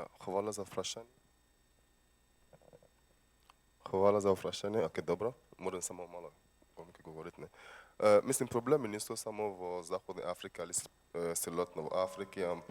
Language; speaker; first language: Slovenian; non-native, fluent; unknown